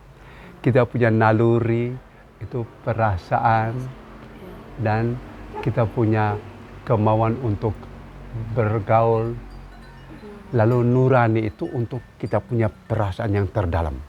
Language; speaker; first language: Indonesian; non-native, local second language; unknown